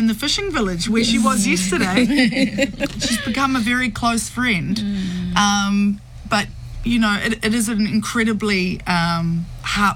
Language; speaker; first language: English; native; English